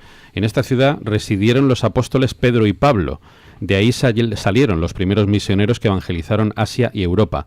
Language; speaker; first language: Spanish; native; Spanish